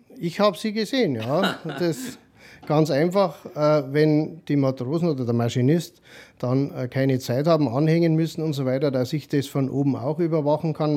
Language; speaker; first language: German; native; German